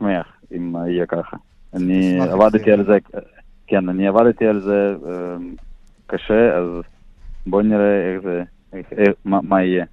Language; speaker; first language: Hebrew; non-native, learner; Russian